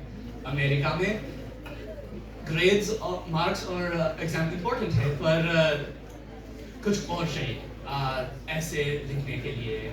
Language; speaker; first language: Hindi; early bilingual, heritage; English